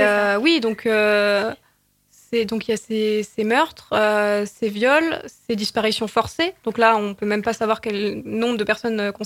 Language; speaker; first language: French; native; French